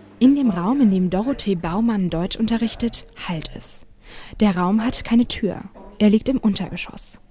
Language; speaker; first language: German; native; German